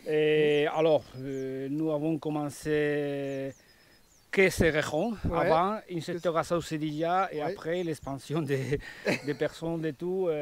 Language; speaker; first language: French; non-native, learner; Spanish